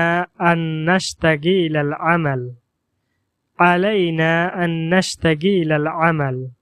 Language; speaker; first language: Arabic; non-native, fluent; Bangla